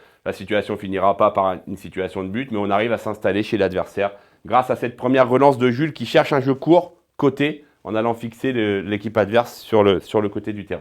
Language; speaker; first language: French; native; French